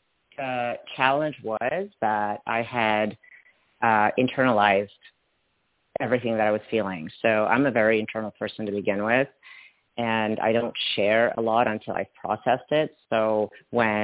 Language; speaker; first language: English; non-native, fluent; Polish